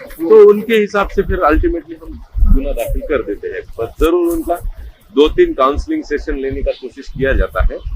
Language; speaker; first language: Hindi; non-native, local second language; Marathi